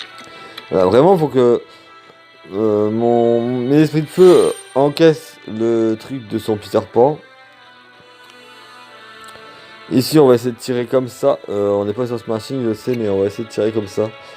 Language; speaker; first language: French; native; French